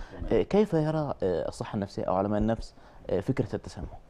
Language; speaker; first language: Arabic; native; Arabic